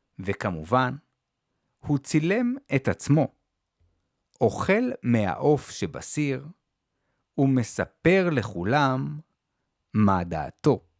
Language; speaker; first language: Hebrew; native; Hebrew